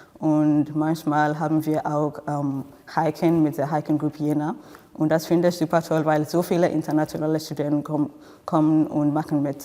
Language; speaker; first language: German; non-native, fluent; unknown